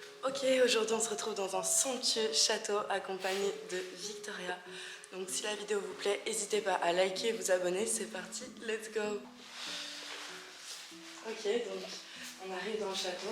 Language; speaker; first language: French; native; French